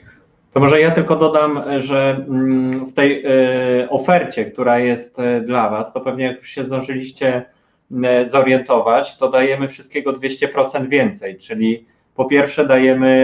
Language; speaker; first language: Polish; native; Polish